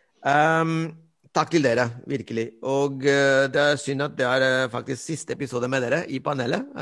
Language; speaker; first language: Norwegian; non-native, fluent; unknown